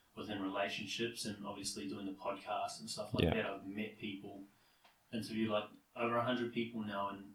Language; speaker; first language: English; native; English